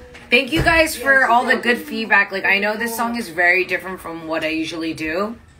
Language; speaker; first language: English; early bilingual, other home language; Korean